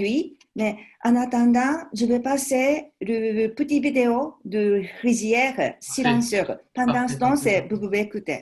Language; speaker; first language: French; non-native, fluent; Japanese